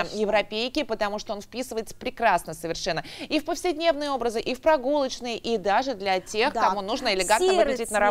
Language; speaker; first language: Russian; native; Russian